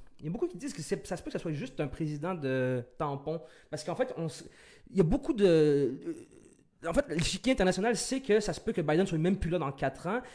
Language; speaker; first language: French; early bilingual, other home language; Arabic